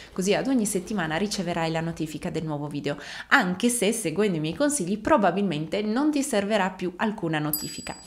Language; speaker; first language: Italian; native; Italian